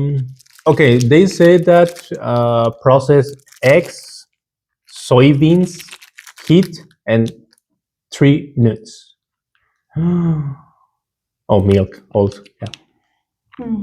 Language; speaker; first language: English; non-native, learner; Spanish